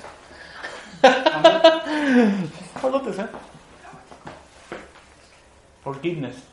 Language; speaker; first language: Swedish; non-native, fluent; Spanish